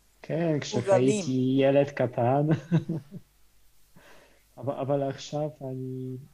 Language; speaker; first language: Hebrew; non-native, learner; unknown